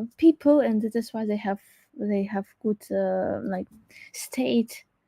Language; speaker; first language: English; non-native, learner; Crimean Tatar